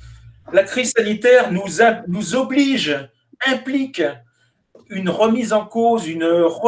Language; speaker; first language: French; native; French